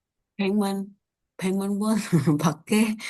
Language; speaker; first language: Korean; non-native, learner; Vietnamese